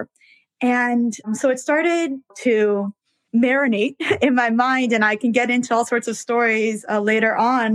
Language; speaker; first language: English; native; English